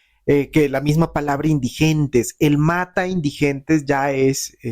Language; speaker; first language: Spanish; native; Spanish